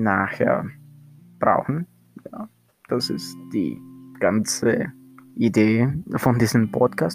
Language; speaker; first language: German; non-native, learner; Spanish